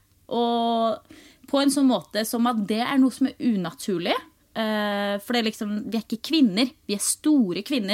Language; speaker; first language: Norwegian; native; Norwegian